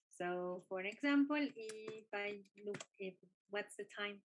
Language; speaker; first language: English; non-native, fluent; Spanish